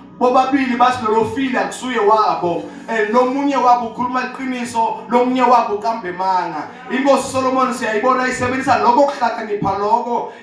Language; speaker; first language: Zulu; non-native, local second language; Swati